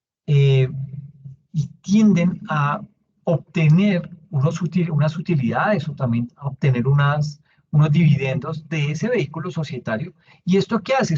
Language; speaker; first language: Spanish; native; Spanish